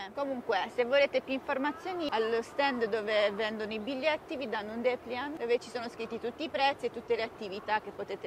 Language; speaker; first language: Italian; native; Italian